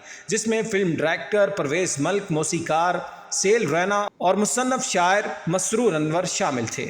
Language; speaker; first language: Urdu; native; Urdu